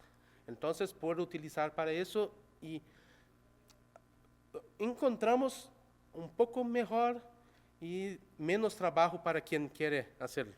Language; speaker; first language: Spanish; non-native, local second language; Portuguese